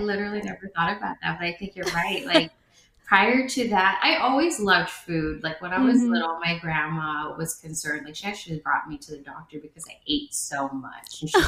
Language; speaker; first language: English; early bilingual, other home language; Vietnamese